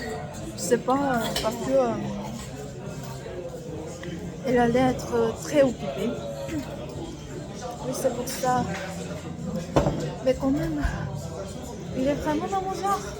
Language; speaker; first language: French; non-native, learner; Korean